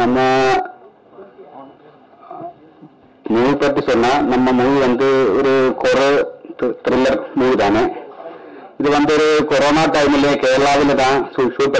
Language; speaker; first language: Tamil; non-native, learner; Malayalam